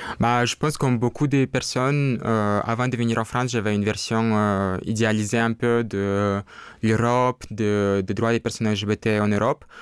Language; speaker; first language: French; non-native, fluent; Russian